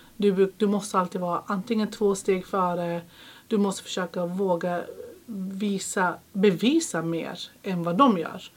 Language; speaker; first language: Swedish; early bilingual, other home language; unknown